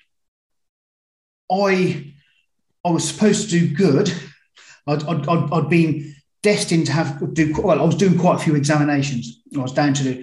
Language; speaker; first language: English; native; English